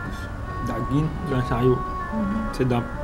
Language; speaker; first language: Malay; non-native, learner; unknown